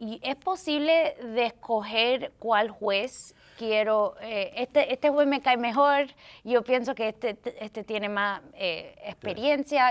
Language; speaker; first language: Spanish; early bilingual, heritage; Spanish